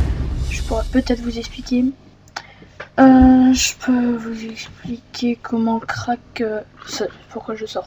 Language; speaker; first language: French; native; French